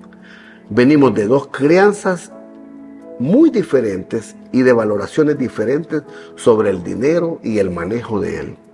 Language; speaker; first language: Spanish; native; Spanish